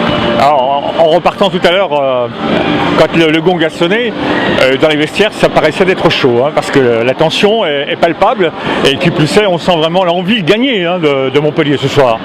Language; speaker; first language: French; native; French